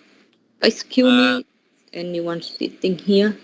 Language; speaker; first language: English; non-native, learner; Vietnamese